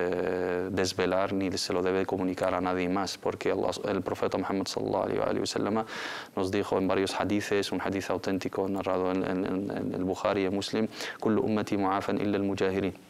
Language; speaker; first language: Spanish; native; Spanish